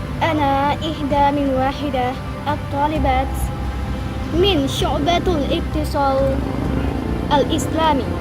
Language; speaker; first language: Arabic; non-native, learner; Indonesian